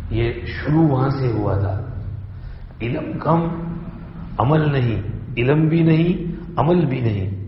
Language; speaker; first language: Urdu; non-native, local second language; Gujarati